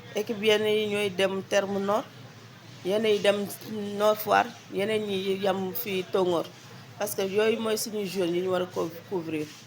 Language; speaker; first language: Wolof; native; Wolof